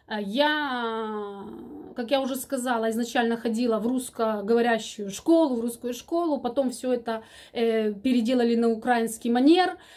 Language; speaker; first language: Russian; native; Russian